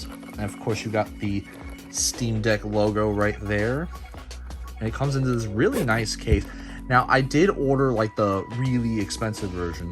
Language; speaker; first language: English; native; English